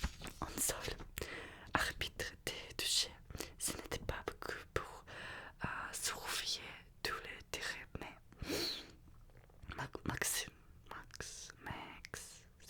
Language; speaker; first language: French; non-native, learner; Russian